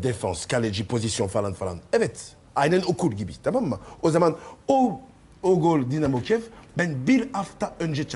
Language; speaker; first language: Turkish; non-native, learner; French